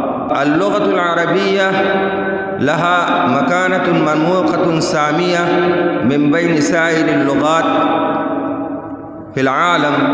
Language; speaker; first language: Arabic; non-native, fluent; Urdu